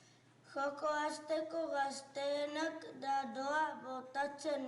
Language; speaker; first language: Basque; non-native, local second language; Spanish